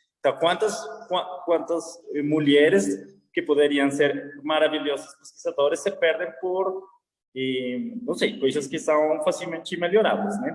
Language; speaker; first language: Portuguese; non-native, learner; Spanish